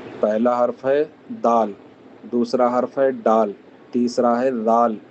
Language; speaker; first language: Urdu; native; Urdu